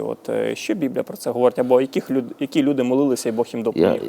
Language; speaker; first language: Ukrainian; native; Ukrainian